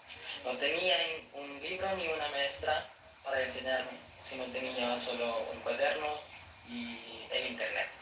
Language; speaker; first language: Spanish; non-native, learner; Filipino